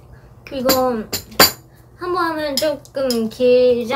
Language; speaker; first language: Korean; non-native, fluent; Japanese